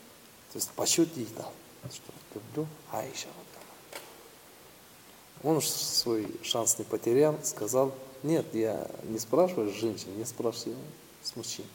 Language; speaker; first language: Russian; non-native, local second language; Tatar